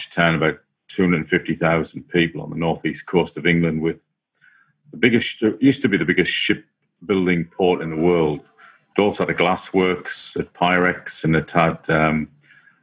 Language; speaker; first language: English; native; English